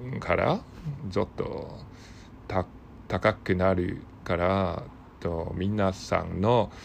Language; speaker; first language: Japanese; non-native, learner; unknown